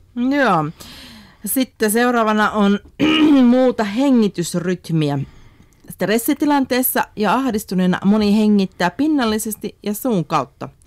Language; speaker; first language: Finnish; native; Finnish